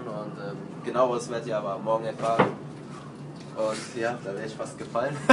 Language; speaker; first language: German; native; German